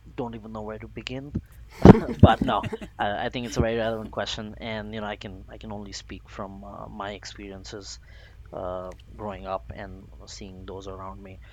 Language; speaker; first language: English; non-native, local second language; Bangla